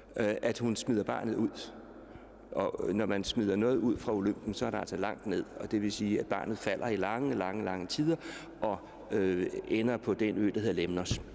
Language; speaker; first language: Danish; native; Danish